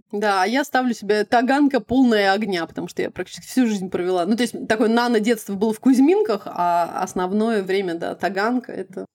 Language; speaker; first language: Russian; native; Russian